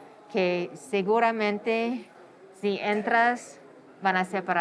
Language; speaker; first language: Spanish; non-native, fluent; English